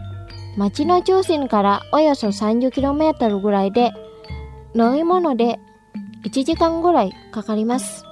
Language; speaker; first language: Japanese; non-native, fluent; Indonesian